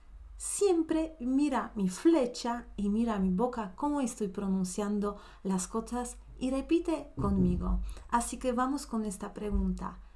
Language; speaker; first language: Spanish; non-native, fluent; Polish